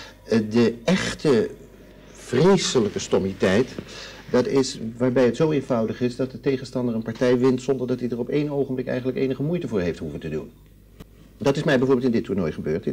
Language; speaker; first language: Dutch; native; Dutch